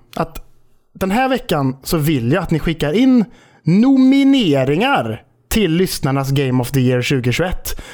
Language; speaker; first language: Swedish; native; Swedish